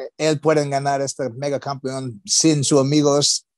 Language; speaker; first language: Spanish; non-native, learner; English